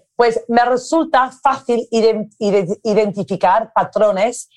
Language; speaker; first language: Spanish; early bilingual, other home language; English